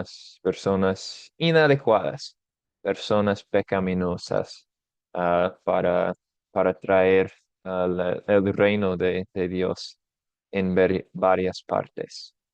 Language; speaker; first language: Spanish; non-native, fluent; English